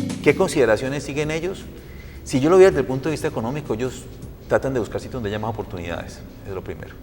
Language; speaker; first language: Spanish; native; Spanish